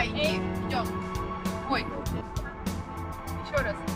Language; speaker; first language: Russian; native; Russian